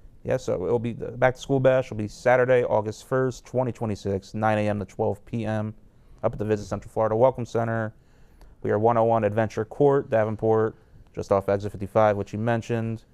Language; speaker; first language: English; native; English